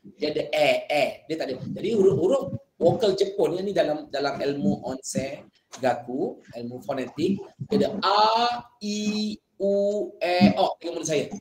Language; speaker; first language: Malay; native; Malay